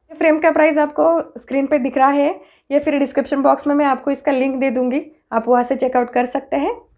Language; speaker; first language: Hindi; non-native, local second language; Marathi